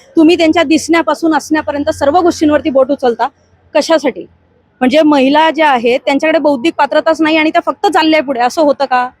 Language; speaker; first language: Marathi; non-native, local second language; Hindi